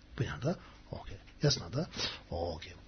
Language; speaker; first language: Russian; non-native, learner; Tibetan